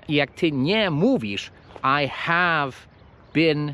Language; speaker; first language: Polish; non-native, fluent; English